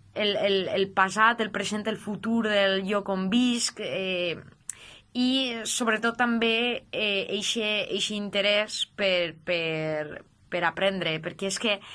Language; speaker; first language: Catalan; non-native, local second language; Spanish